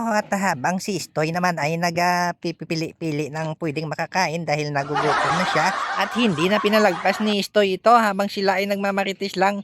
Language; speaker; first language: Filipino; non-native, local second language; Hiligaynon